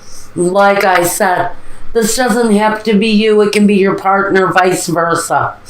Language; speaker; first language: English; native; English